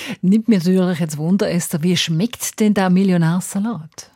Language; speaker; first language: German; native; German